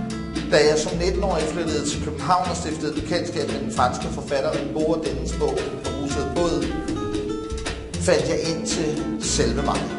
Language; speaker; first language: Danish; native; Danish